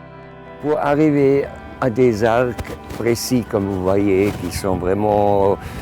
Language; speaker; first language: French; non-native, fluent; German